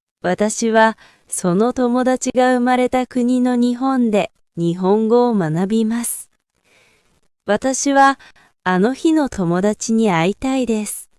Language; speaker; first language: Japanese; non-native, fluent; Korean